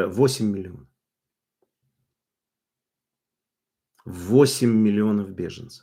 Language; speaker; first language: Russian; native; Russian